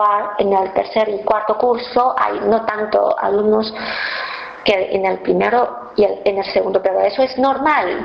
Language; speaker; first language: Spanish; non-native, fluent; Chinese